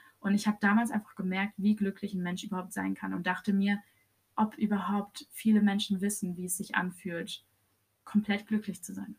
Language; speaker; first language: German; early bilingual, other home language; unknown